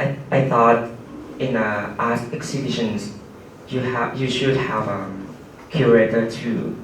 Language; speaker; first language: English; non-native, learner; Thai